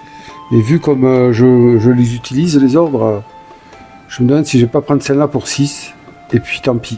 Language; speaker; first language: French; native; French